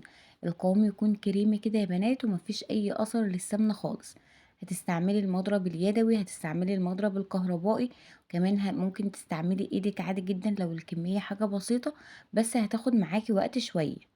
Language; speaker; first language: Arabic; native; Arabic